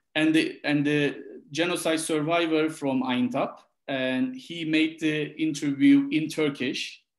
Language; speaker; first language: English; non-native, fluent; Turkish